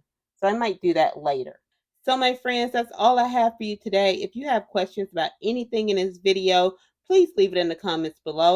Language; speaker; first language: English; native; English